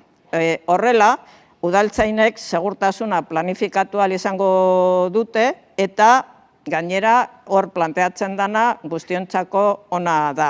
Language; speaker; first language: Basque; native; Basque